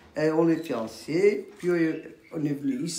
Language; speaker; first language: French; early bilingual, other home language; Turkish